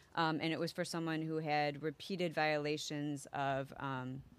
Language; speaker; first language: English; native; English